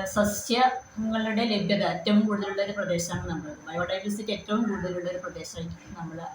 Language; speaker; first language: Malayalam; native; Malayalam